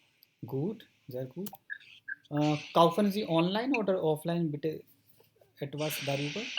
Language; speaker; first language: German; non-native, fluent; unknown